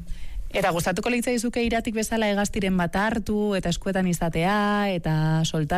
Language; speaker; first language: Basque; native; Basque